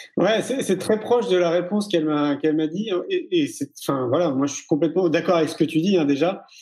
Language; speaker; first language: French; native; French